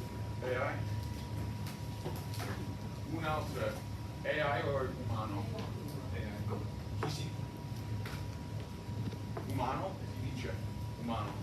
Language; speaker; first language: Italian; non-native, learner; English